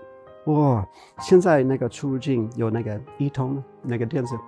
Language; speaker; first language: Chinese; non-native, fluent; English